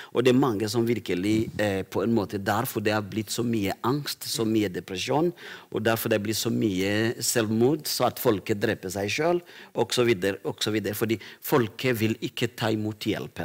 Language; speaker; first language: Norwegian; non-native, fluent; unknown